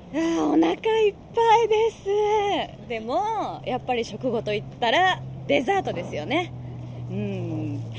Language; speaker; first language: Japanese; native; Japanese